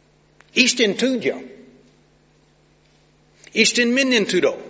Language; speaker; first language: Hungarian; non-native, fluent; English